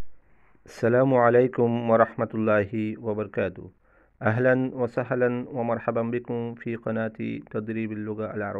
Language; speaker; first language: Arabic; non-native, fluent; Bangla